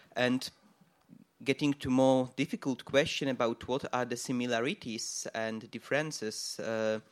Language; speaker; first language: English; non-native, fluent; Polish